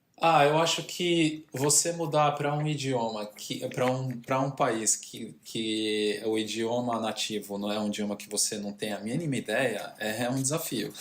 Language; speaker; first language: Portuguese; native; Portuguese